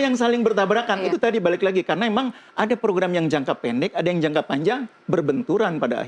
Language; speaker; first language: Indonesian; native; Indonesian